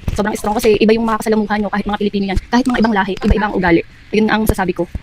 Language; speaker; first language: Filipino; native; Filipino